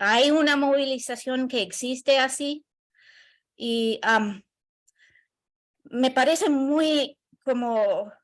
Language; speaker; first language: Spanish; non-native, learner; English